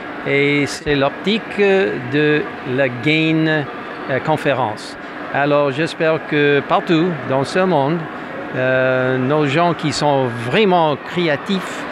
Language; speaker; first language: French; non-native, fluent; English